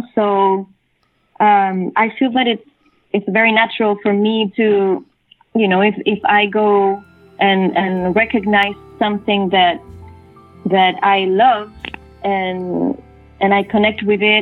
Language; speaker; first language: English; non-native, fluent; Spanish